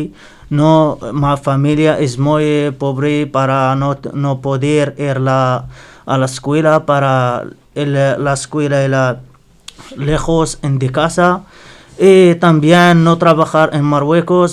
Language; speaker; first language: Spanish; non-native, learner; Arabic